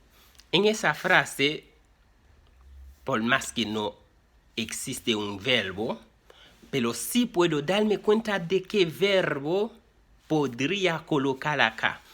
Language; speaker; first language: Spanish; non-native, fluent; Haitian Creole